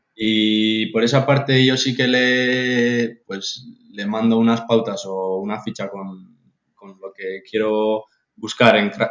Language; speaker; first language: Spanish; native; Spanish